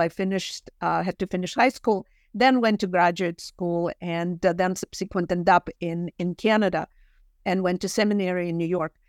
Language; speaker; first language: English; non-native, fluent; Russian